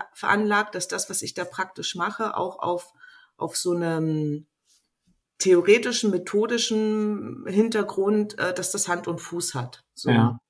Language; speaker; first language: German; native; German